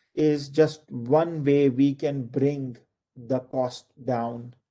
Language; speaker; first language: English; non-native, local second language; Urdu